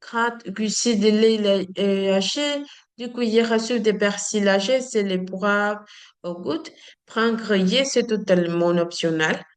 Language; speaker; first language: French; non-native, learner; Spanish